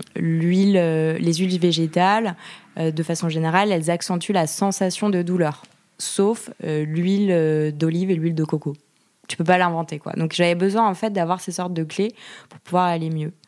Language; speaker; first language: French; native; French